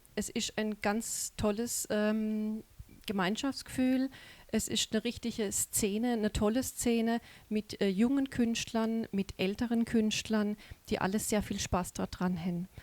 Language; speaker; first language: German; native; German